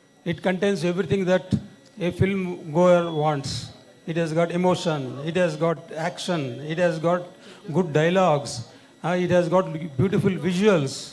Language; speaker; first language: English; non-native, local second language; Telugu